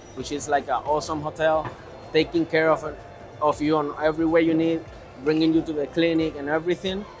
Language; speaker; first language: English; native; English